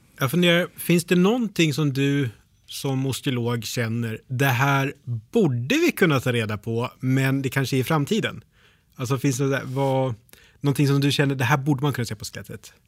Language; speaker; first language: Swedish; native; Swedish